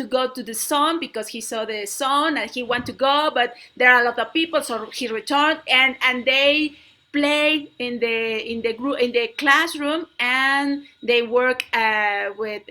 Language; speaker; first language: English; non-native, learner; Spanish